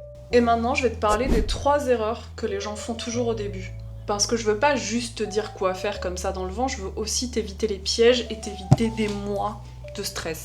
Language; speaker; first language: French; native; French